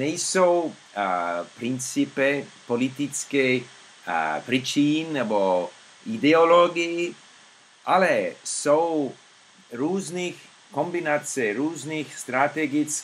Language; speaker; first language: Czech; non-native, learner; English